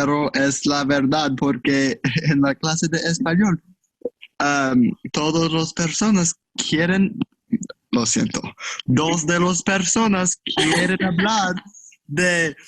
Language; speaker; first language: Spanish; non-native, learner; English